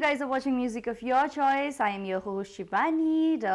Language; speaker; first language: English; non-native, local second language; Nepali